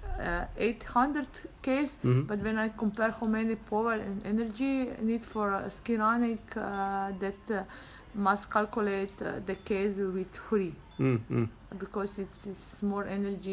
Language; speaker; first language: English; non-native, learner; Slovenian